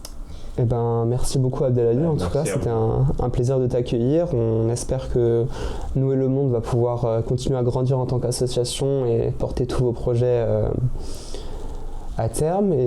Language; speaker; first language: French; native; French